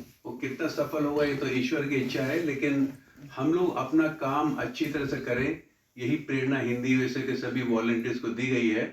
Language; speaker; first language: Hindi; native; Hindi